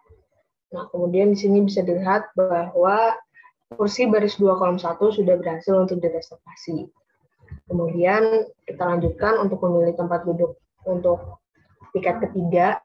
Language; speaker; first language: Indonesian; native; Indonesian